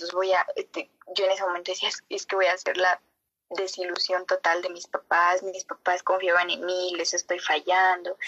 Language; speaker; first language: Spanish; native; Spanish